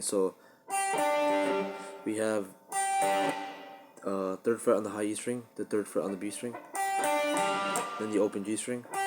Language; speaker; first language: English; native; English